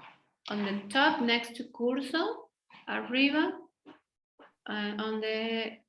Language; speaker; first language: English; non-native, fluent; Spanish